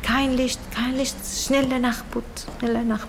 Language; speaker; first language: German; non-native, learner; Arabic